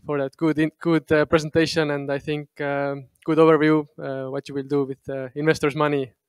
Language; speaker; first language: English; non-native, fluent; Estonian